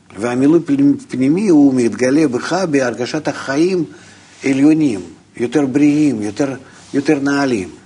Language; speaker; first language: Hebrew; non-native, fluent; Russian